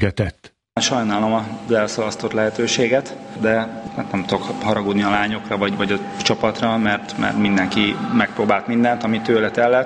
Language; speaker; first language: Hungarian; native; Hungarian